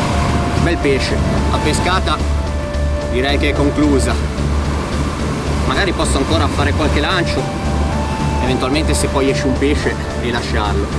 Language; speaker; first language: Italian; native; Italian